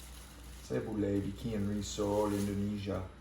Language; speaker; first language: Indonesian; non-native, learner; English